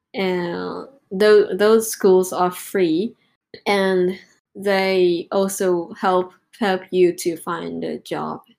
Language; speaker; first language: English; non-native, fluent; Japanese